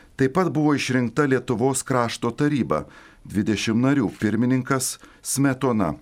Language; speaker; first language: Lithuanian; native; Lithuanian